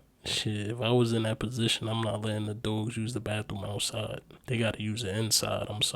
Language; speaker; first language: English; native; English